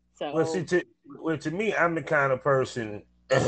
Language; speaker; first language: English; early bilingual, other home language; Indonesian